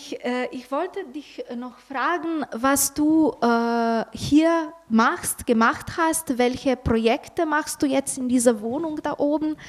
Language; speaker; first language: German; non-native, fluent; Slovenian